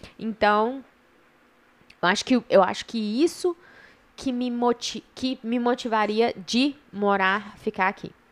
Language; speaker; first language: Portuguese; native; Portuguese